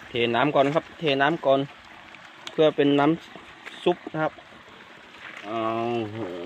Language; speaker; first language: Thai; native; Thai